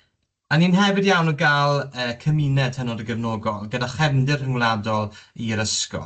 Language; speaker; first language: Welsh; native; Welsh